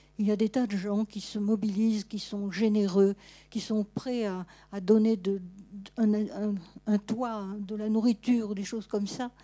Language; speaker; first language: French; native; French